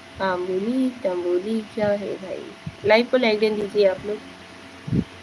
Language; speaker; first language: Hindi; native; Hindi